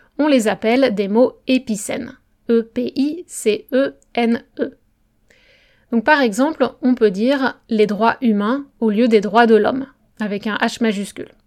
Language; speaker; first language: French; native; French